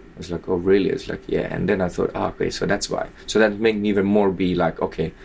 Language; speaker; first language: English; non-native, fluent; Slovak